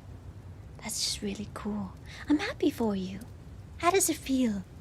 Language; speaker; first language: English; native; English